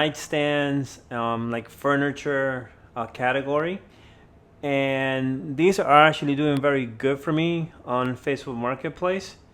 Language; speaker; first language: English; native; English